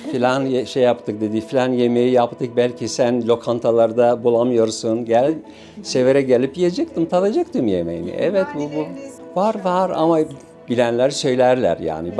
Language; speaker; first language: Turkish; non-native, local second language; Syriac